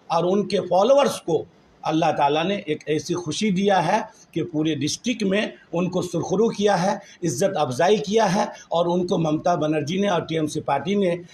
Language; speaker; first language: Hindi; non-native, local second language; Bangla